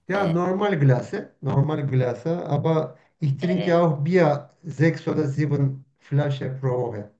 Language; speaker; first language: German; non-native, learner; Turkish